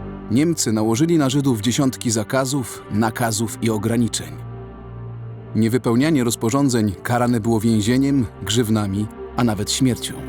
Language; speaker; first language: Polish; native; Polish